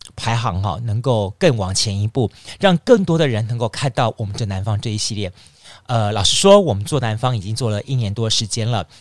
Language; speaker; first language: Chinese; native; Chinese